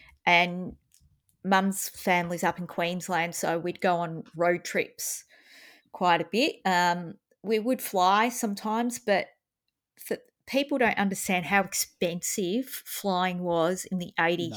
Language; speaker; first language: English; native; English